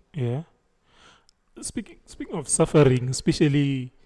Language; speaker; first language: English; non-native, local second language; Zulu